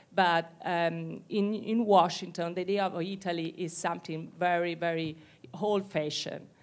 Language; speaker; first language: English; non-native, fluent; Italian